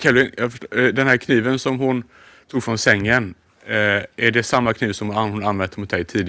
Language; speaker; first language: Swedish; native; Swedish